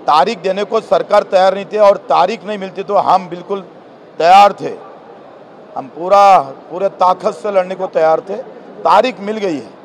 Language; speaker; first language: Hindi; non-native, local second language; Marathi